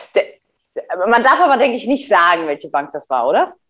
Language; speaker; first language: German; native; German